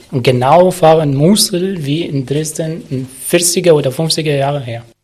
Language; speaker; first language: German; non-native, learner; Arabic